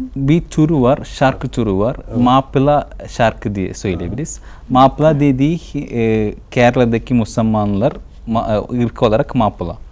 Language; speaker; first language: Turkish; non-native, fluent; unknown